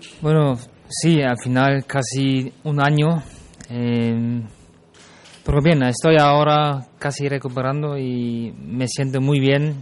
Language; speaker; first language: Spanish; non-native, fluent; German